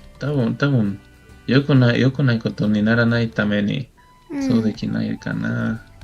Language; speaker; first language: Japanese; non-native, learner; Spanish